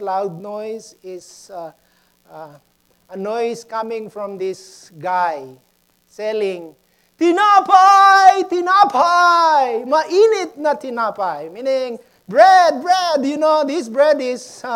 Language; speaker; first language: English; non-native, local second language; Pampanga